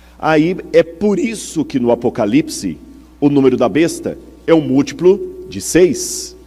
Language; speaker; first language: Portuguese; native; Portuguese